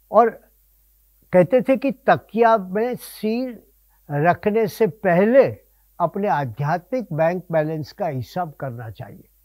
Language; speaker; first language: Hindi; non-native, local second language; Gujarati